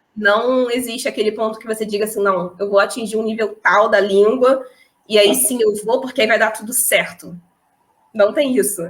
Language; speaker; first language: Portuguese; native; Portuguese